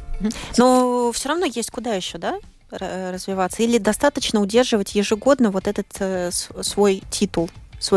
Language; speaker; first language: Russian; native; Russian